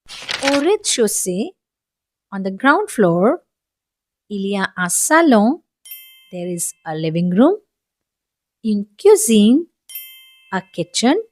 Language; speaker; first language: French; non-native, fluent; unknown